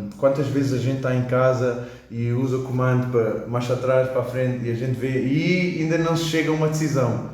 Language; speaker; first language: Portuguese; early bilingual, heritage; English